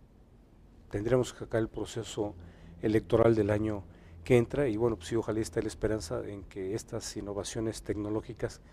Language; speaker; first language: Spanish; native; Spanish